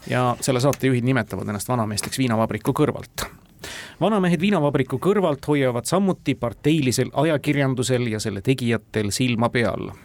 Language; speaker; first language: Estonian; native; Estonian